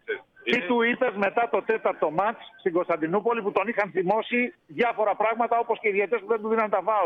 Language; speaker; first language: Greek; native; Greek